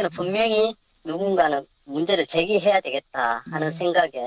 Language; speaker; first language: Korean; native; Korean